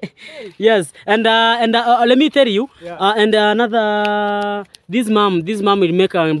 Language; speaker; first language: English; non-native, learner; Swahili